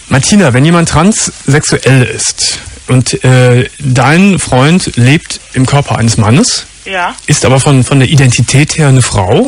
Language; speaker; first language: German; native; German